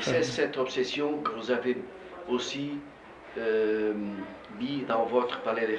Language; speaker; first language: French; non-native, fluent; Portuguese